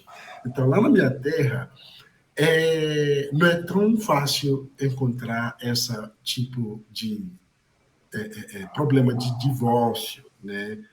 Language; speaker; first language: Portuguese; non-native, fluent; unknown